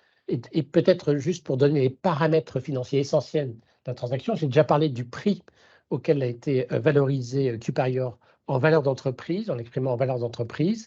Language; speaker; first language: French; native; French